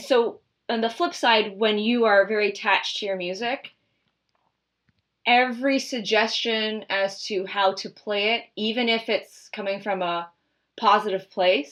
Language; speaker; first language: English; native; English